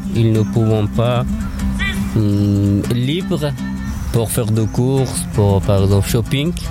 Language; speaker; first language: French; non-native, learner; Persian